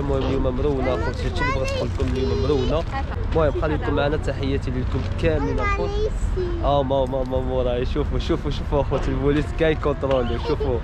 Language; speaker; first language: Arabic; native; Arabic